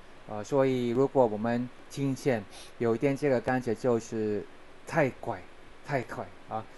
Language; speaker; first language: Chinese; non-native, learner; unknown